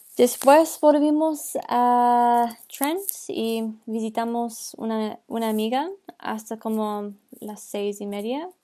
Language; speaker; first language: Spanish; non-native, learner; English